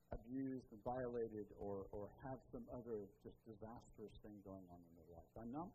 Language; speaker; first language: English; native; English